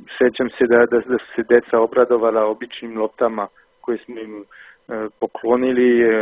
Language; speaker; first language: Serbian; non-native, fluent; French